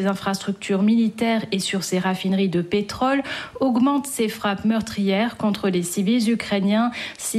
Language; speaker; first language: French; native; French